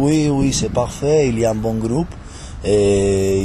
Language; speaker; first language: French; non-native, fluent; Spanish